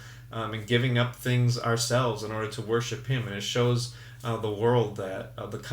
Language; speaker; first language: English; native; English